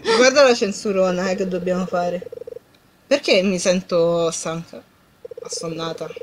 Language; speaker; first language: Italian; native; Italian